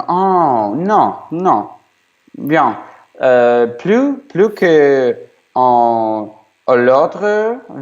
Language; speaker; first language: French; non-native, learner; Ukrainian